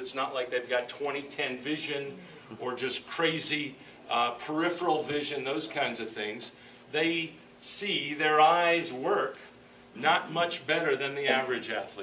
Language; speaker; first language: English; native; English